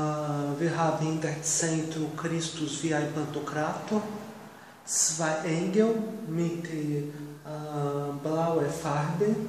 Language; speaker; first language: German; non-native, learner; Portuguese